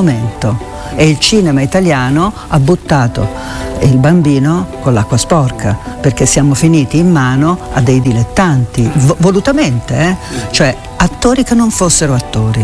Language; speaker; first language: Italian; native; Italian